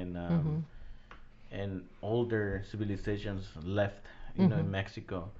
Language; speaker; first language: English; non-native, fluent; Spanish